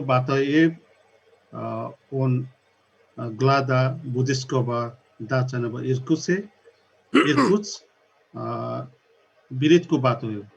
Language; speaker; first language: Russian; non-native, learner; Nepali